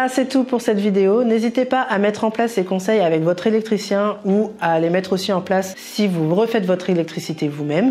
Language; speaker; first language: French; native; French